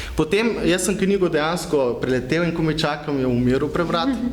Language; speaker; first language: Slovenian; native; Slovenian